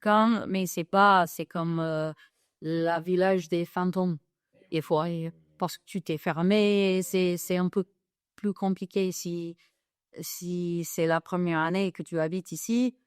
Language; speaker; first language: French; non-native, fluent; English